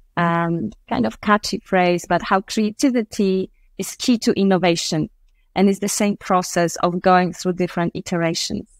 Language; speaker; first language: English; non-native, fluent; Polish